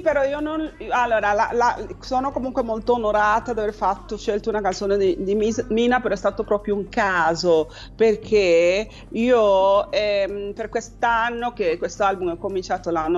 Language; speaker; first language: Italian; non-native, fluent; Spanish